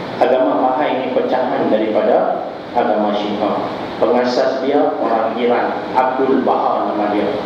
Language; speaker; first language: Malay; non-native, local second language; Tamil